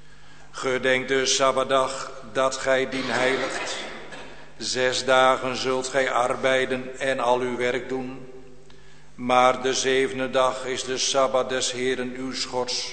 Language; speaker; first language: Dutch; native; Dutch